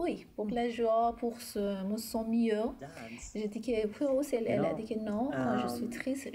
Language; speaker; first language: French; non-native, fluent; Persian